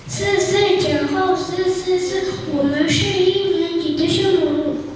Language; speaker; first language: Chinese; non-native, learner; Mongolian